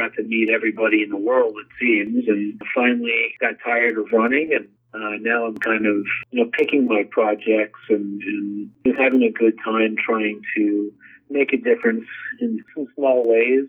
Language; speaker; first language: English; native; English